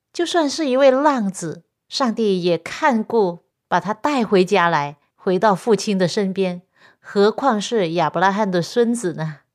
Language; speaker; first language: Chinese; non-native, local second language; Cantonese